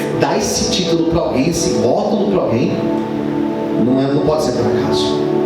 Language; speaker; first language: Portuguese; native; Portuguese